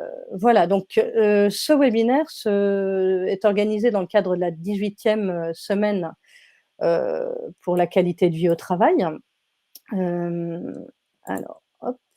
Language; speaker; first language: French; native; French